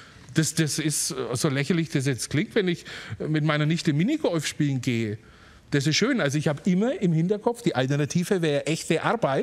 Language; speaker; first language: German; native; German